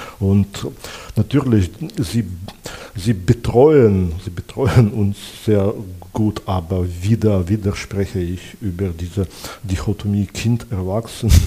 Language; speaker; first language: German; non-native, fluent; Belarusian